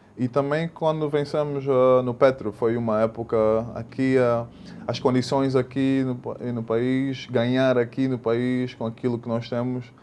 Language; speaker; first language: Portuguese; non-native, fluent; English